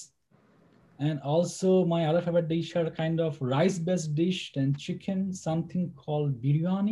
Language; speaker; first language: English; non-native, local second language; Bangla